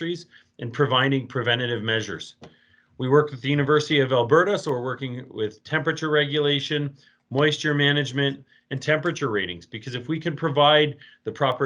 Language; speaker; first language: English; native; English